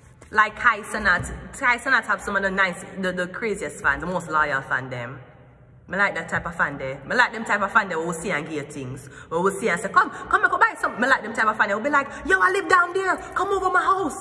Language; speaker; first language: English; native; English